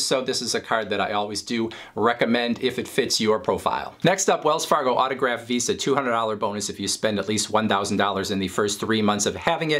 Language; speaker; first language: English; native; English